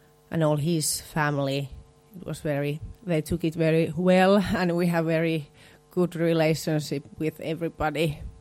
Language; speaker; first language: English; non-native, fluent; Finnish